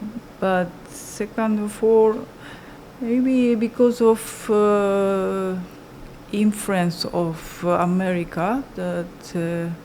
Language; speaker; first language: English; non-native, learner; Japanese